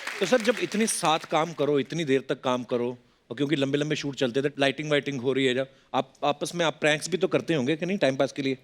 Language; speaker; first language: Hindi; non-native, local second language; Punjabi